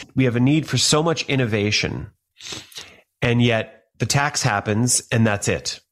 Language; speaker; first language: English; native; English